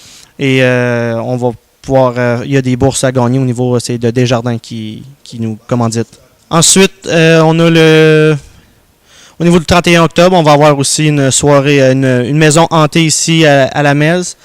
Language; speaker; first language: French; native; French